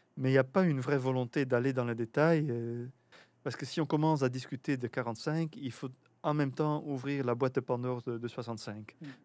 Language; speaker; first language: French; native; French